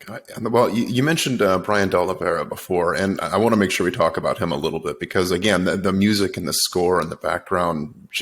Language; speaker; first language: English; native; English